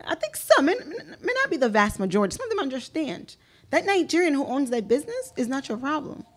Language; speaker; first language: English; early bilingual, other home language; Haitian Creole